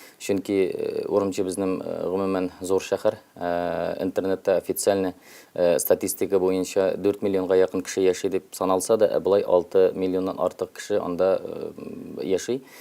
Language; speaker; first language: Tatar; early bilingual, heritage; Tatar